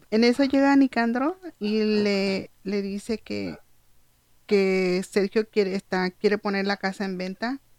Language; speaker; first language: Spanish; native; Spanish